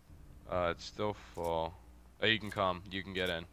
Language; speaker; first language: English; native; English